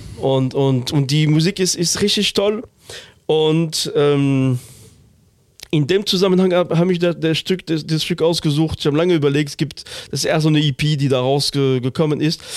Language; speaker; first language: German; non-native, fluent; French